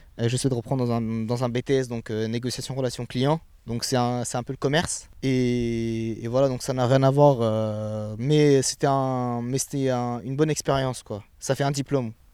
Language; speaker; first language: French; early bilingual, other home language; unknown